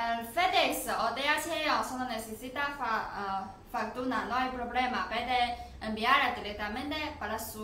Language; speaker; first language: Spanish; non-native, learner; Chinese